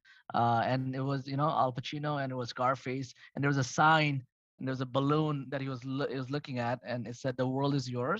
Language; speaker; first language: English; non-native, fluent; Arabic